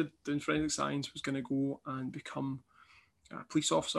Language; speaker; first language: English; native; English